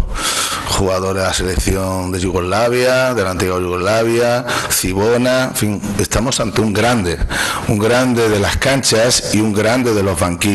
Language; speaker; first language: Spanish; native; Spanish